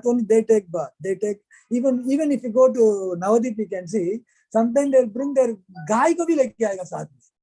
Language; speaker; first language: English; non-native, local second language; Hindi